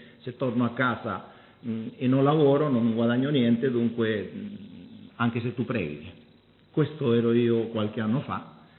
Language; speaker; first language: Italian; early bilingual, heritage; Italian